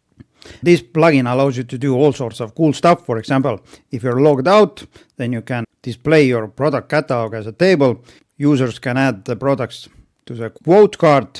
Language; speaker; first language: English; non-native, fluent; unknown